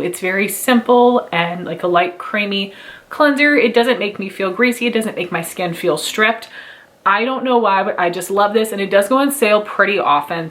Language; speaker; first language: English; native; English